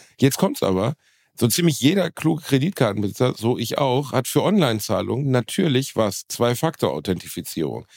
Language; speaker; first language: German; native; German